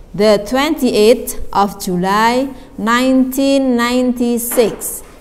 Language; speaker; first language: English; non-native, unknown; Javanese